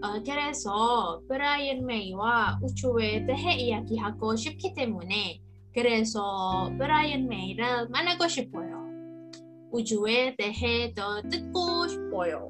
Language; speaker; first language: Korean; non-native, learner; Indonesian